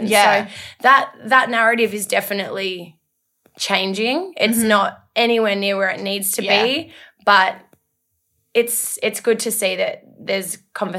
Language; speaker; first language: English; native; English